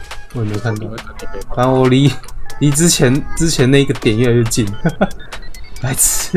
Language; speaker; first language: Chinese; native; Chinese